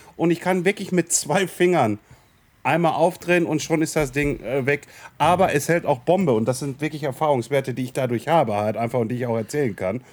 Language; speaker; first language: German; native; German